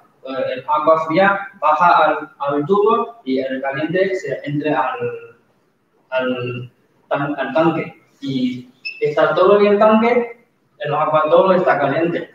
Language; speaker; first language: Spanish; non-native, learner; Chinese